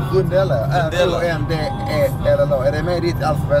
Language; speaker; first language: Swedish; native; Swedish